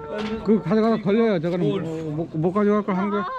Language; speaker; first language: Korean; native; Korean